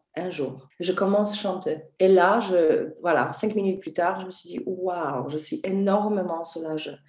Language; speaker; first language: French; non-native, fluent; Polish